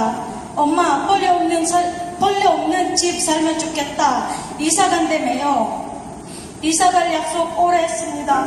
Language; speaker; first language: Korean; non-native, learner; Filipino